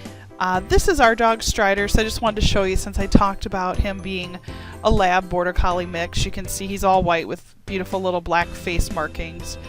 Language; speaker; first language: English; native; English